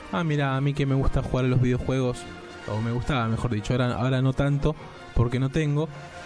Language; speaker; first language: Spanish; native; Spanish